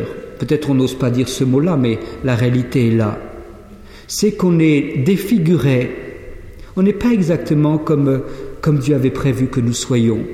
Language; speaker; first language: French; native; French